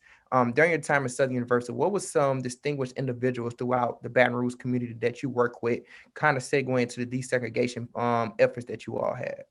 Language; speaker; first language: English; native; English